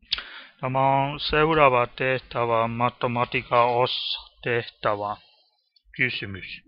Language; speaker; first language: Finnish; non-native, learner; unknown